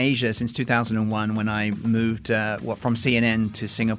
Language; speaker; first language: English; native; English